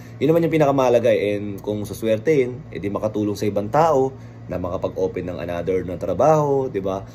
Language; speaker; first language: Filipino; native; Filipino